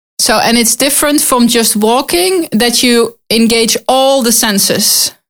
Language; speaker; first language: English; non-native, learner; Dutch